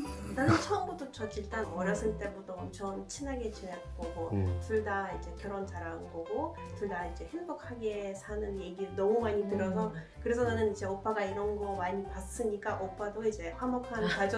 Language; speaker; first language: Korean; non-native, fluent; Ukrainian